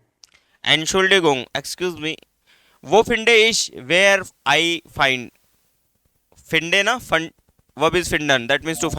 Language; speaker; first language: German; non-native, learner; Hindi